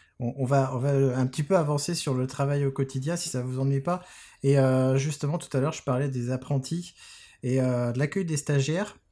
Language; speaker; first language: French; native; French